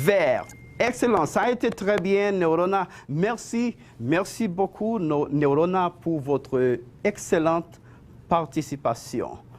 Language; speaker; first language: French; non-native, fluent; Spanish